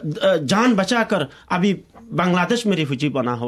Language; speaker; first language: Hindi; non-native, fluent; Rohingya